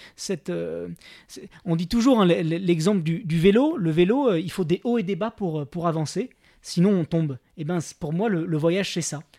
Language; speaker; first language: French; native; French